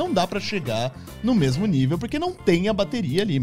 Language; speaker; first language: Portuguese; native; Portuguese